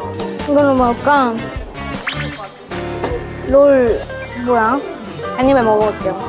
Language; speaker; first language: Korean; non-native, fluent; Japanese